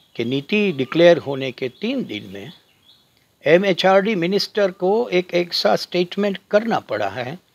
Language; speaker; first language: Hindi; non-native, local second language; Gujarati